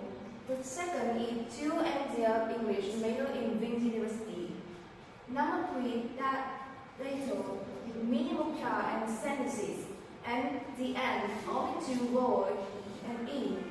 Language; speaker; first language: English; non-native, learner; Vietnamese